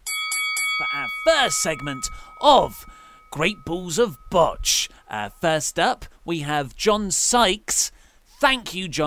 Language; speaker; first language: English; native; English